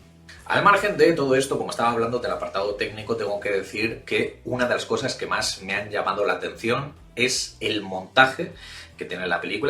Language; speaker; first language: Spanish; native; Spanish